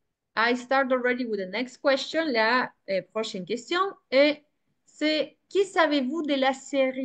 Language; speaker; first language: French; non-native, fluent; Spanish